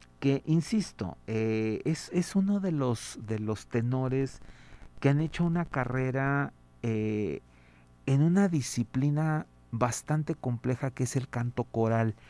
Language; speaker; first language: Spanish; native; Spanish